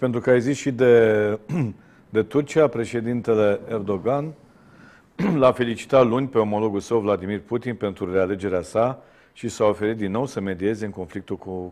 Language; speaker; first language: Romanian; native; Romanian